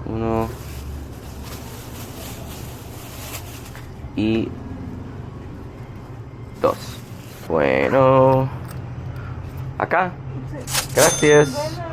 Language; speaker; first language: Spanish; non-native, learner; English